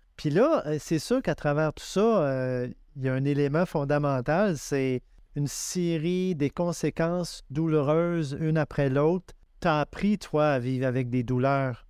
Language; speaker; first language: French; native; French